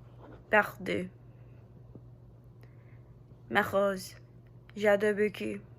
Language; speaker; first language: French; non-native, learner; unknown